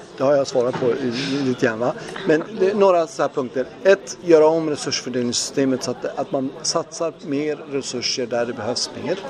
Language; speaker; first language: Swedish; early bilingual, other home language; Turoyo